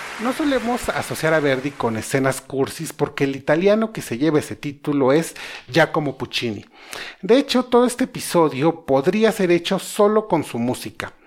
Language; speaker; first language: Spanish; native; Spanish